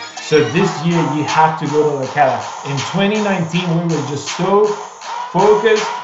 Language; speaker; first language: English; non-native, local second language; Spanish